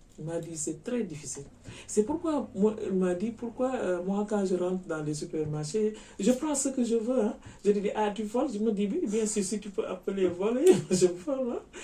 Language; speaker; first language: French; non-native, local second language; Wolof